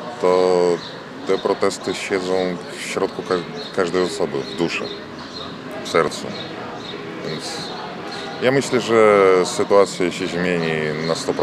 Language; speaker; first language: Polish; non-native, fluent; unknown